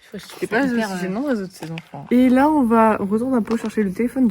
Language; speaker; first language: French; native; French